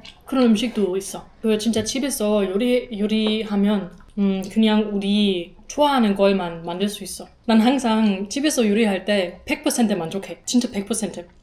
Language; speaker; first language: Korean; non-native, learner; German